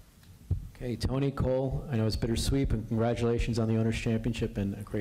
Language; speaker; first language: English; native; English